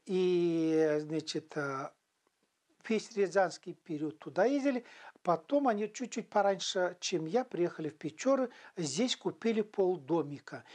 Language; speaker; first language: Russian; non-native, local second language; Chuvash